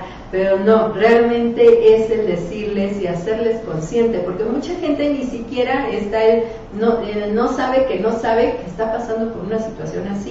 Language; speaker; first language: Spanish; native; Spanish